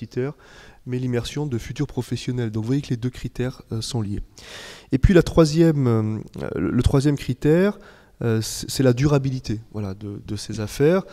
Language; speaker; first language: French; native; French